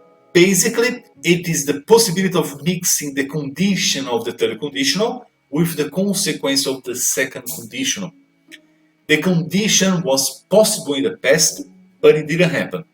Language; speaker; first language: English; non-native, fluent; Portuguese